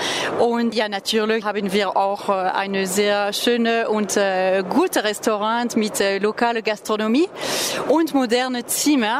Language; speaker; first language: German; non-native, learner; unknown